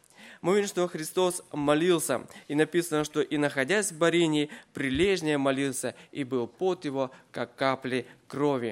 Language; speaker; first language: Russian; native; Russian